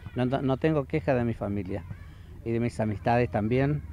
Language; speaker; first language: Spanish; native; Spanish